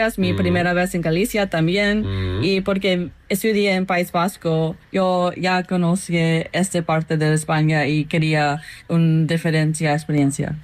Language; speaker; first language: Spanish; non-native, learner; English